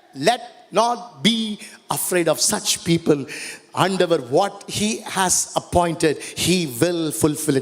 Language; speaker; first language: English; non-native, local second language; Tamil